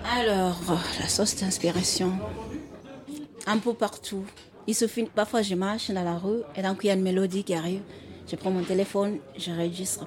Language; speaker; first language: French; non-native, fluent; Xhosa